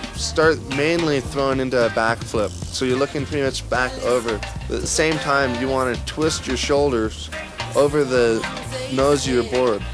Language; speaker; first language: English; native; English